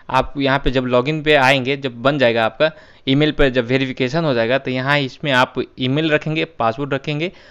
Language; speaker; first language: Hindi; native; Hindi